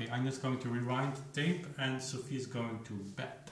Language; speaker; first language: English; non-native, fluent; Dutch